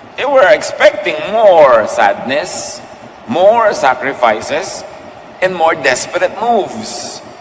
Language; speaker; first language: English; non-native, local second language; Filipino